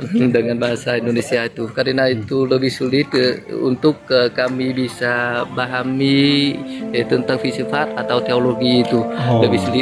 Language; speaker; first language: Indonesian; non-native, learner; Vietnamese